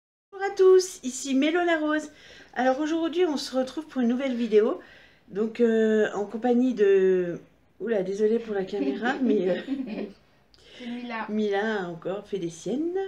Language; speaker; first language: French; native; French